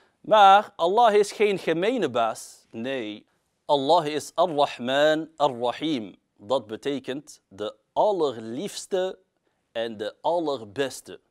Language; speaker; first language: Dutch; early bilingual, other home language; Arabic